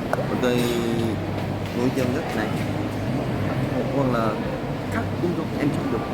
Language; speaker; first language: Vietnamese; non-native, learner; Korean